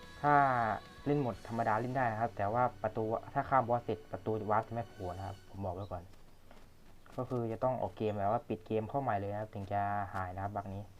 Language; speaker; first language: Thai; native; Thai